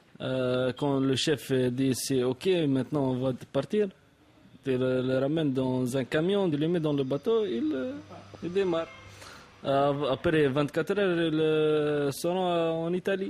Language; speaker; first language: French; non-native, local second language; Arabic